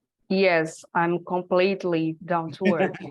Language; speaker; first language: English; non-native, learner; Portuguese